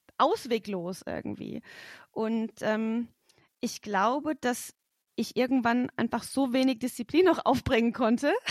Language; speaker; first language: German; native; German